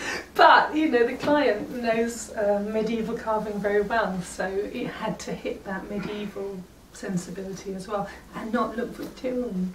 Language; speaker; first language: English; native; English